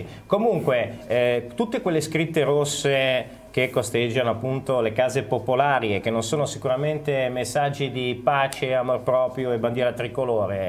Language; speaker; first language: Italian; native; Italian